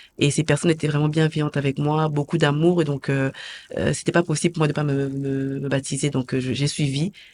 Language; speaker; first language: French; early bilingual, other home language; Lingala